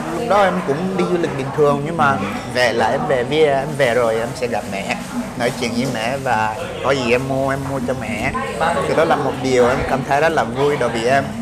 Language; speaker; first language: Vietnamese; non-native, fluent; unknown